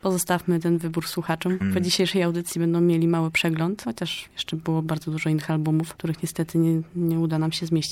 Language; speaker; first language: Polish; native; Polish